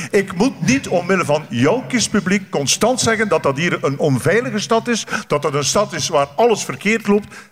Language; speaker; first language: Dutch; native; Dutch